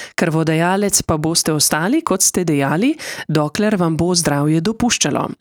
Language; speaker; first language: Slovenian; native; Slovenian